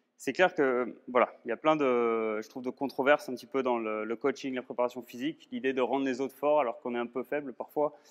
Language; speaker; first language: French; native; French